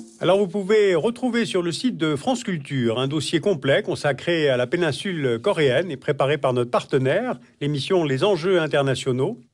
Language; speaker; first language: French; native; French